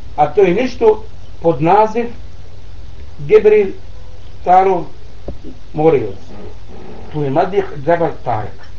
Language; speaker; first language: Bosnian; non-native, learner; Arabic